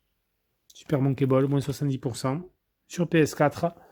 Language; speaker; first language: French; native; French